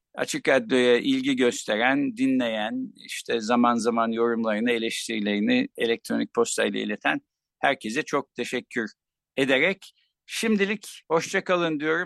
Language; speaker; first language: Turkish; native; Turkish